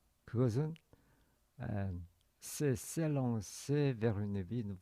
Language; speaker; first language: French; non-native, fluent; Korean